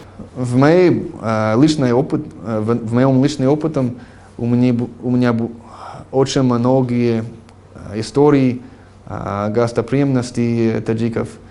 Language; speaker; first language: Russian; non-native, fluent; English